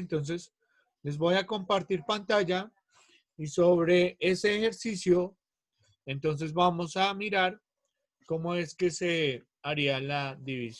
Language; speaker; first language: Spanish; native; Spanish